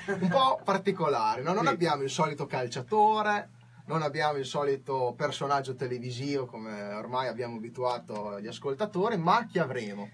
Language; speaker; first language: Italian; native; Italian